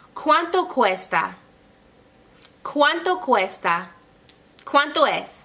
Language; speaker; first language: Spanish; non-native, learner; English